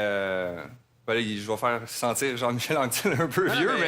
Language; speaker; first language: French; native; French